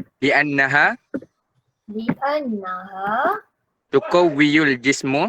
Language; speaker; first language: Arabic; non-native, learner; Malay